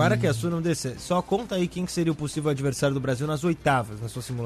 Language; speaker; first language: Portuguese; native; Portuguese